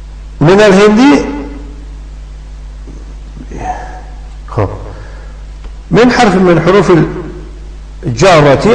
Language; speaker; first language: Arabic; non-native, fluent; Tajik